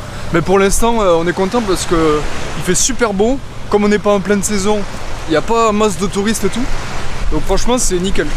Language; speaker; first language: French; native; French